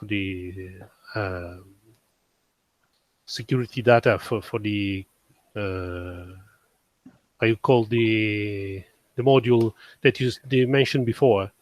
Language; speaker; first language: English; non-native, fluent; Italian